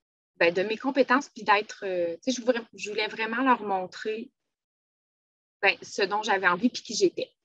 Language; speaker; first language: French; native; French